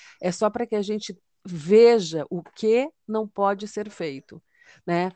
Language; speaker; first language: Portuguese; native; Portuguese